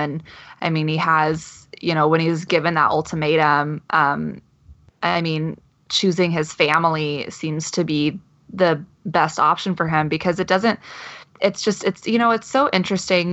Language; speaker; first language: English; native; English